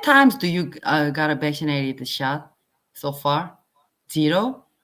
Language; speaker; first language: English; non-native, learner; Korean